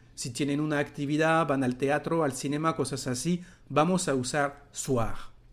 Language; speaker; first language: Spanish; non-native, fluent; French